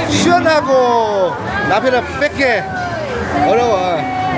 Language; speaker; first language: Korean; non-native, learner; Vietnamese